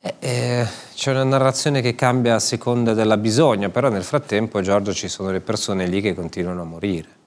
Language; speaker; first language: Italian; native; Italian